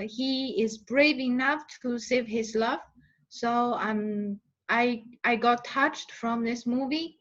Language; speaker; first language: English; non-native, learner; Chinese